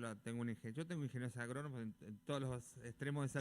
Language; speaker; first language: Spanish; native; Spanish